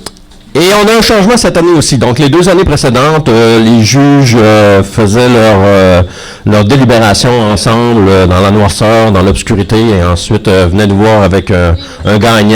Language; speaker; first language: French; native; French